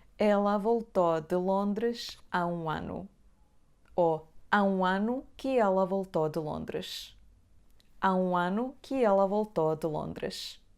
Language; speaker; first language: Portuguese; native; Portuguese